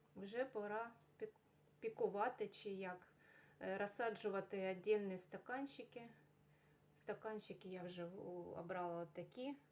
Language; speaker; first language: Ukrainian; non-native, local second language; Russian